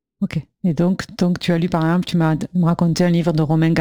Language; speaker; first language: French; native; French